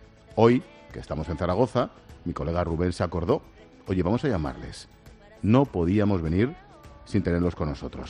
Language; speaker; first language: Spanish; native; Spanish